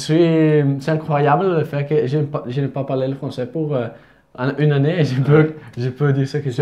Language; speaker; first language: French; non-native, fluent; Italian